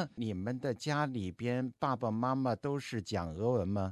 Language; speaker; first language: Chinese; native; Chinese